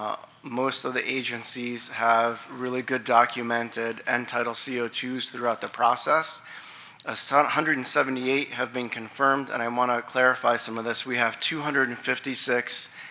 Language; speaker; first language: English; native; English